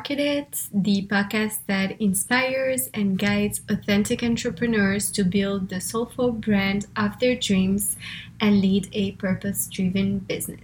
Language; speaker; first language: English; non-native, fluent; French